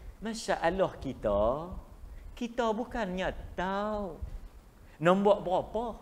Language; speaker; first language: Malay; native; Malay